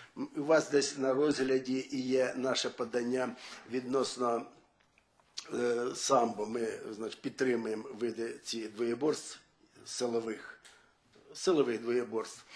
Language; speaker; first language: Ukrainian; native; Ukrainian